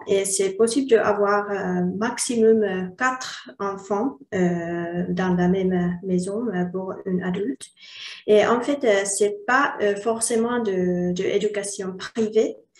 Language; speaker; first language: French; non-native, learner; Finnish